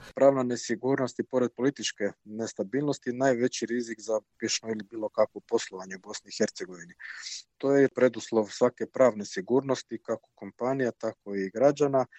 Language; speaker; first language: Croatian; native; Croatian